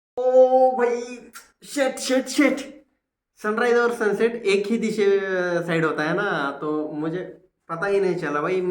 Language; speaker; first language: Hindi; non-native, local second language; Marathi